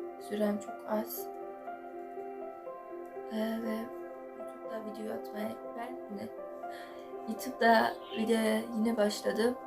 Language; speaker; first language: Turkish; non-native, learner; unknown